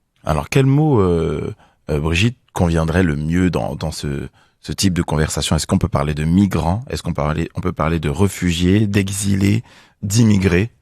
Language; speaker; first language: French; native; French